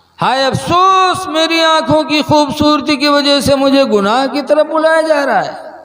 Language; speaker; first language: Urdu; native; Urdu